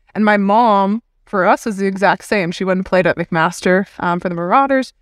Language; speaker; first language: English; native; English